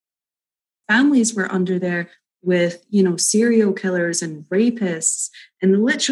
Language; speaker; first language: English; native; English